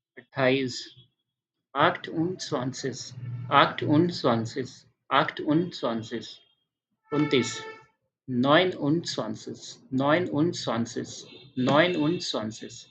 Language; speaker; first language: German; non-native, fluent; Hindi